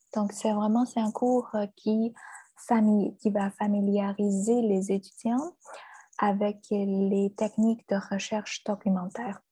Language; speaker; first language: French; non-native, fluent; Chinese